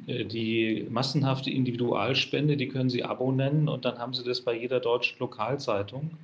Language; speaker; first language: German; native; German